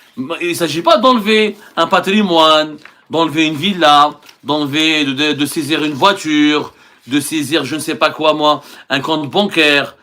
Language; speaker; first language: French; non-native, local second language; Arabic